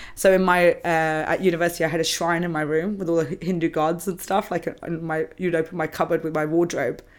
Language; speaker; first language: English; native; English